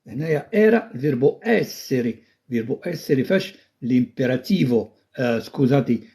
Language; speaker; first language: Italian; non-native, fluent; Arabic